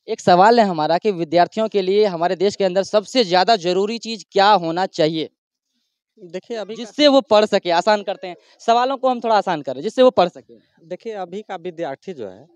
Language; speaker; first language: Hindi; native; Hindi